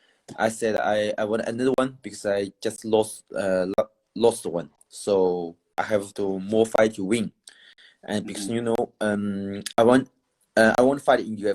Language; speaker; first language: English; non-native, learner; Chinese